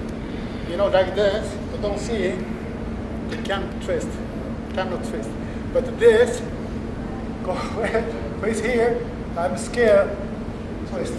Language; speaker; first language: English; non-native, learner; Spanish